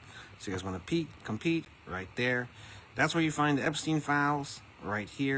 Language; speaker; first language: English; native; English